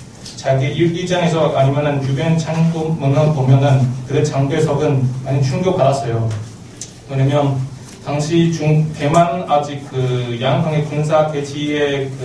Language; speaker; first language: Korean; non-native, learner; Chinese